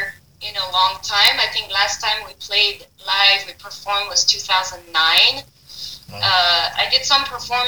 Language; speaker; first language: English; non-native, fluent; French